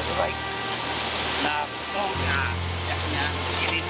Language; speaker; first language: Indonesian; non-native, learner; English